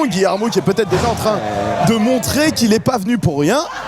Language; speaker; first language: French; native; French